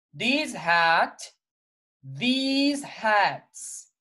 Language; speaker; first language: English; non-native, fluent; Portuguese